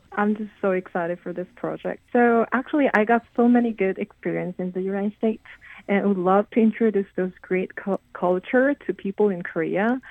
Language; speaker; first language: English; non-native, fluent; Korean